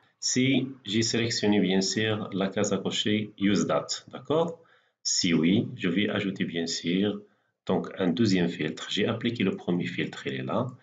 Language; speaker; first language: French; non-native, local second language; Arabic